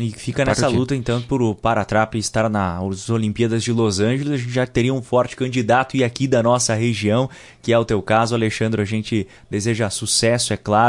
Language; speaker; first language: Portuguese; native; Portuguese